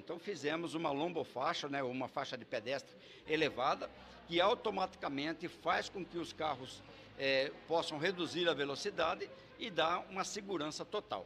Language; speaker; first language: Portuguese; native; Portuguese